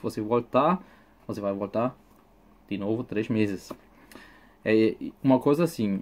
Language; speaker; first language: Portuguese; non-native, fluent; German